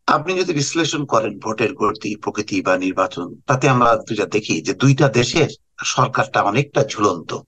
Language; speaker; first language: Bangla; native; Bangla